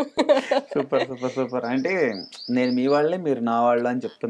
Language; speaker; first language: Telugu; native; Telugu